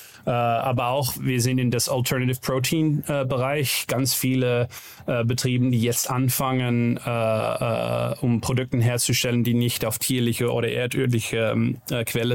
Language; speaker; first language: German; non-native, learner; Dutch